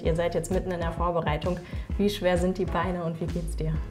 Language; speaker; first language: German; native; German